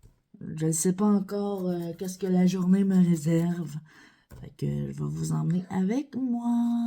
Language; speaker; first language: French; native; French